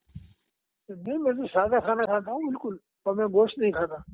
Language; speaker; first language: Hindi; native; Hindi